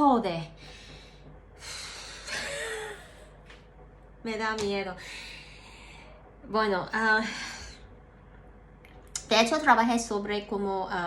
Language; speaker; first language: Spanish; non-native, learner; Cantonese